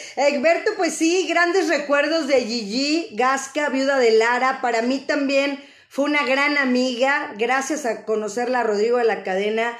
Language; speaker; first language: Spanish; native; Spanish